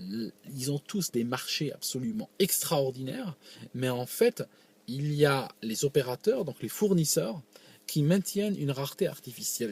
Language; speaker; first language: French; non-native, local second language; Arabic